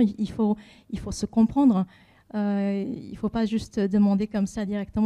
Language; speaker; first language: French; non-native, fluent; Japanese